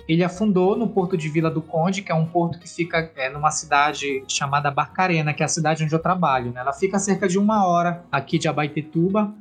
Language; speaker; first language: Portuguese; native; Portuguese